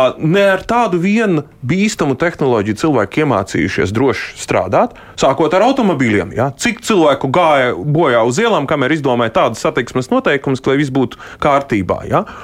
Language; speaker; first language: Latvian; non-native, local second language; Russian